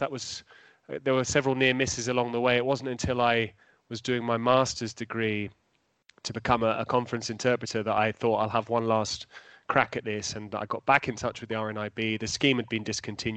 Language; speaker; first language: English; native; English